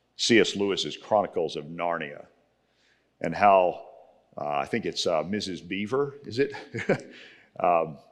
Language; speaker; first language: English; native; English